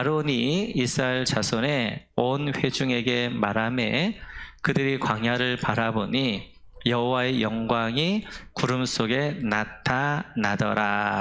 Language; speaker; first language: Korean; native; Korean